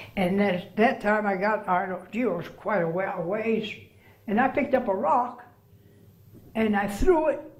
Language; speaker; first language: English; native; English